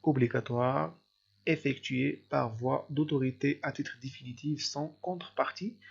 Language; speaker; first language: French; non-native, local second language; Arabic